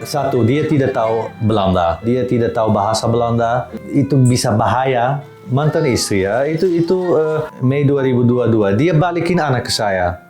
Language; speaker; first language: Indonesian; non-native, fluent; Dutch